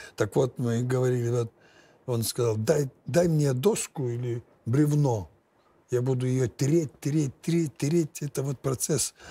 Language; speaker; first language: Russian; non-native, fluent; Lithuanian